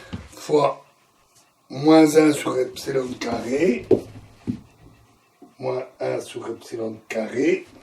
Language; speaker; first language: French; native; French